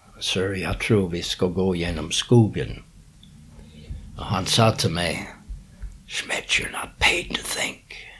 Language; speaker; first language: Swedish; non-native, learner; English